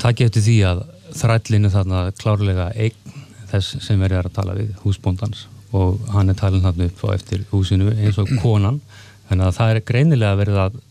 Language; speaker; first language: Icelandic; native; Icelandic